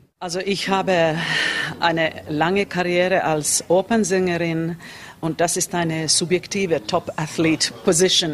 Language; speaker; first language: German; non-native, learner; Finnish